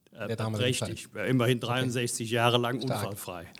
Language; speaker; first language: German; native; German